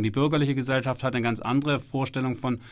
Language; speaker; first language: German; native; German